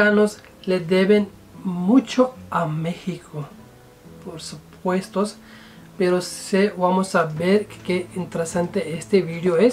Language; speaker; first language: Spanish; non-native, fluent; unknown